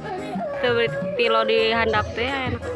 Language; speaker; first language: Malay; non-native, local second language; Sundanese